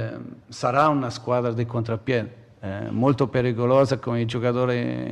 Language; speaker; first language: Italian; non-native, learner; Portuguese